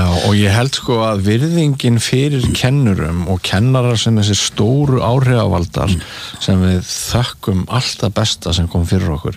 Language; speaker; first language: Icelandic; native; Icelandic